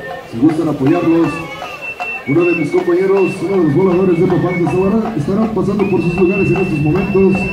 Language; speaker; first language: Spanish; native; Spanish